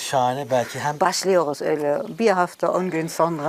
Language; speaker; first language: Turkish; non-native, learner; German